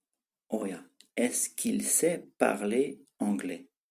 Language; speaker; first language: French; non-native, fluent; Tibetan